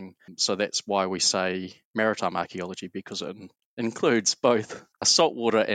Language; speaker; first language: English; native; English